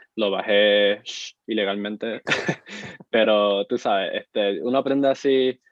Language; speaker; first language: English; non-native, fluent; Spanish